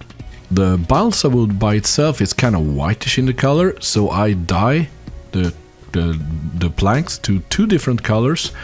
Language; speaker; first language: English; non-native, fluent; Swedish